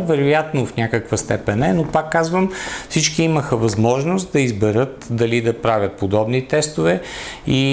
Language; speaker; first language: Bulgarian; native; Bulgarian